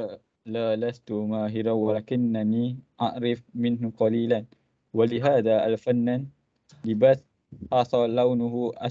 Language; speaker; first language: Arabic; non-native, learner; Malay